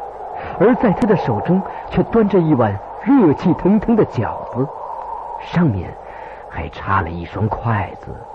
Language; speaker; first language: Chinese; native; Chinese